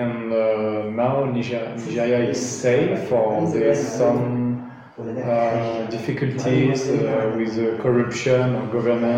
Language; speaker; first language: English; non-native, learner; French